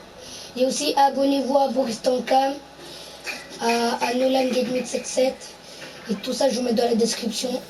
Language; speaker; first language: French; native; French